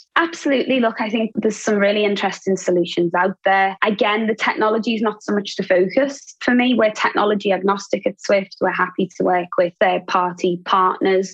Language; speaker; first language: English; native; English